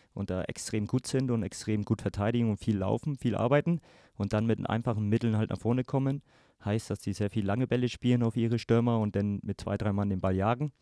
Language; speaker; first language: German; native; German